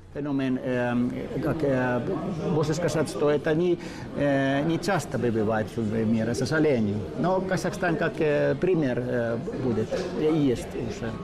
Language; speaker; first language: Russian; non-native, learner; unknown